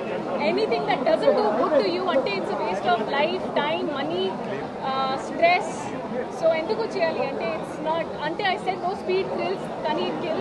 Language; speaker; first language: Telugu; non-native, fluent; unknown